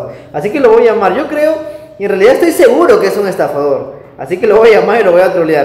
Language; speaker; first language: Spanish; native; Spanish